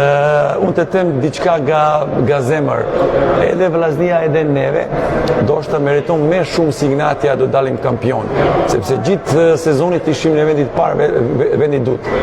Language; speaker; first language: Albanian; non-native, learner; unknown